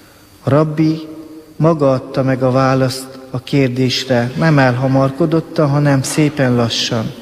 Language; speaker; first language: Hungarian; native; Hungarian